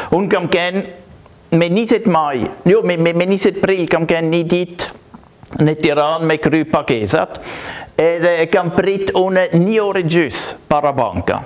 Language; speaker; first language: Albanian; non-native, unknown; German